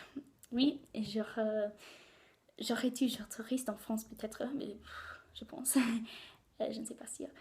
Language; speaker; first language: French; non-native, learner; English